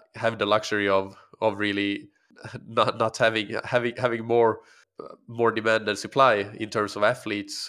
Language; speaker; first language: English; non-native, fluent; Swedish